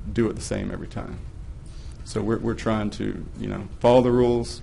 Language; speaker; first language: English; native; English